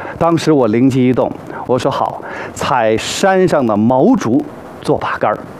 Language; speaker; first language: Chinese; native; Chinese